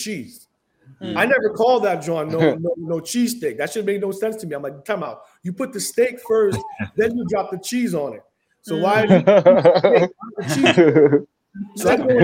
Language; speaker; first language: English; early bilingual, other home language; Haitian Creole